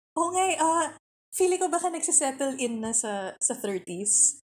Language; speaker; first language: Filipino; native; Filipino